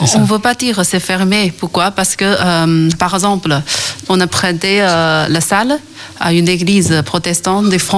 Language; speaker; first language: French; non-native, fluent; Chinese